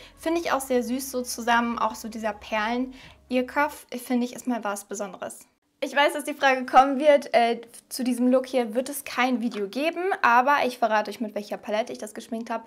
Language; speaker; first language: German; native; German